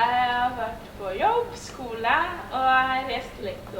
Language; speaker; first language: Norwegian; non-native, learner; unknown